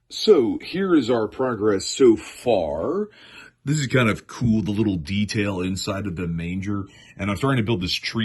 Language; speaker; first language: English; native; English